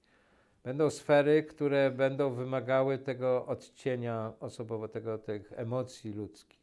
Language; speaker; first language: Polish; native; Polish